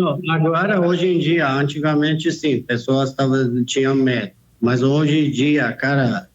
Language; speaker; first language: Portuguese; non-native, fluent; Persian